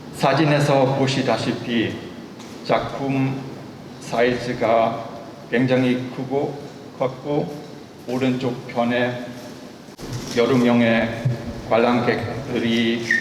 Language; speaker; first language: Korean; non-native, fluent; German